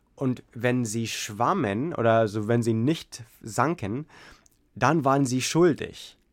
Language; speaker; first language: German; non-native, fluent; English